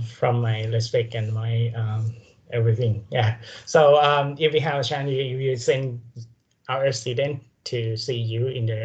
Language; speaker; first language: English; non-native, learner; Thai